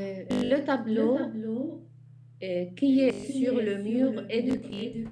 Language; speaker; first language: French; non-native, fluent; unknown